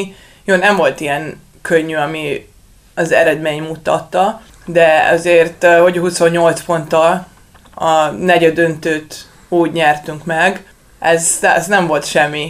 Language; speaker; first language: Hungarian; non-native, learner; Serbian